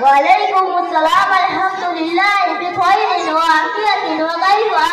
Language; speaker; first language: Arabic; non-native, learner; Bangla